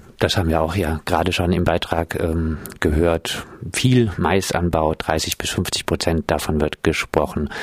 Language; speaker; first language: German; native; German